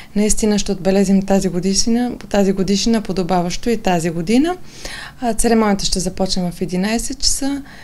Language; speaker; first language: Bulgarian; native; Bulgarian